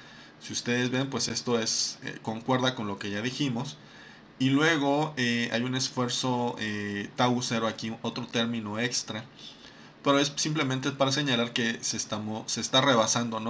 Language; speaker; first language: Spanish; native; Spanish